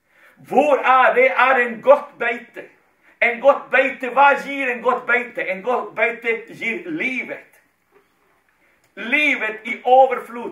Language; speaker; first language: Swedish; non-native, fluent; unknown